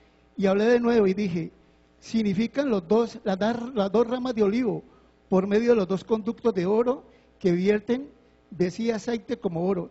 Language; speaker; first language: Spanish; native; Spanish